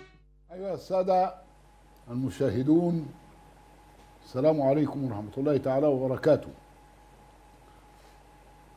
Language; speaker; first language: Arabic; native; Arabic